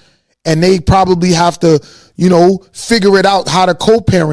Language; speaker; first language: English; native; English